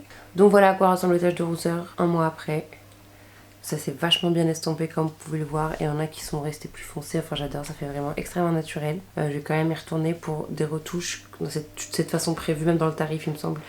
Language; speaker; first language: French; native; French